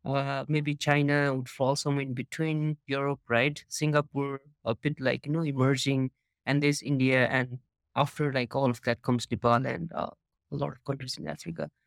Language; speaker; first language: English; non-native, local second language; Nepali